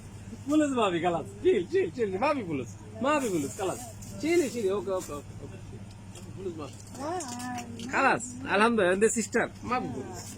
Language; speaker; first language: Arabic; non-native, learner; Bangla